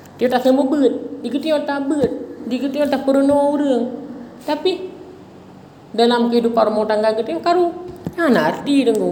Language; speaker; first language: Indonesian; non-native, local second language; Achinese